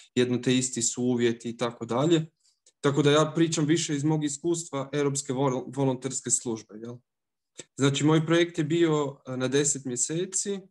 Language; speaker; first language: Croatian; native; Croatian